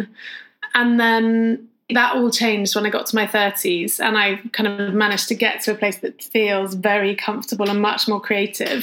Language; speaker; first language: English; native; English